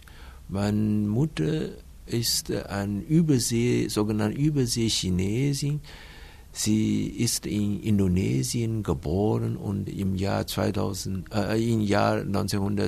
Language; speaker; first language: German; non-native, fluent; Chinese